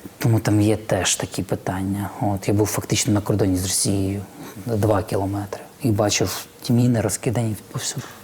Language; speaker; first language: Ukrainian; non-native, local second language; Russian